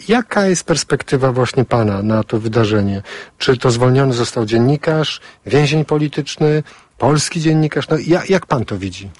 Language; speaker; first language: Polish; native; Polish